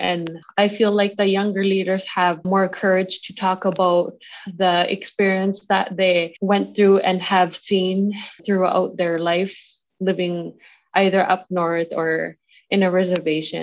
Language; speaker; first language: English; native; English